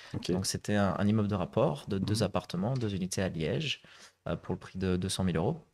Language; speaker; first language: French; native; French